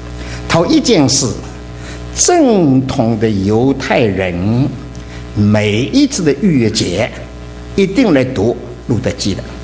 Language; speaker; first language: Chinese; native; Chinese